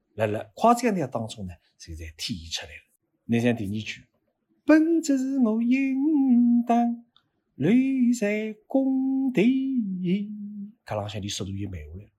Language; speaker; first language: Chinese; native; Chinese